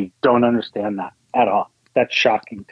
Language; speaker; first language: English; native; English